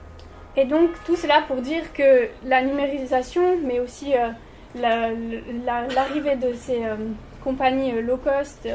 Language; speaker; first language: French; native; French